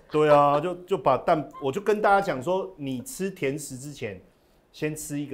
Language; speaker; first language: Chinese; native; Chinese